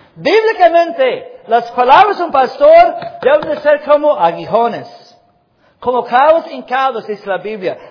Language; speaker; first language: Spanish; non-native, fluent; English